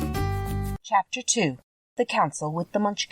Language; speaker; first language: English; native; English